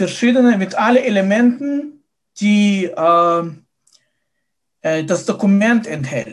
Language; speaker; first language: German; non-native, fluent; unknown